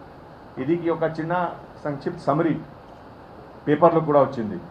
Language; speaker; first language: Telugu; non-native, fluent; Hindi